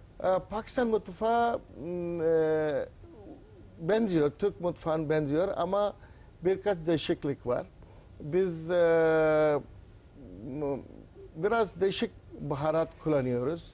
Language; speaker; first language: Turkish; non-native, learner; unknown